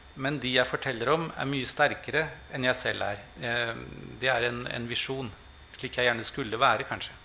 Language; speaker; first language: Norwegian; non-native, fluent; German